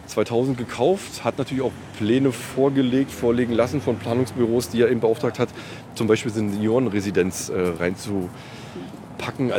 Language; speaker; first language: German; native; German